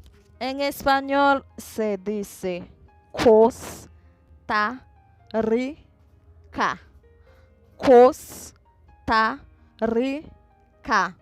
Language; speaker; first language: Spanish; non-native, fluent; Haitian Creole